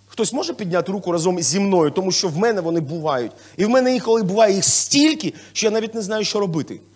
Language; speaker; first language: Ukrainian; non-native, local second language; Russian